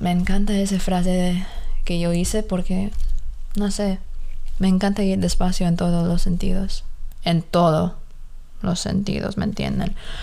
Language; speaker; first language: Spanish; early bilingual, heritage; Spanish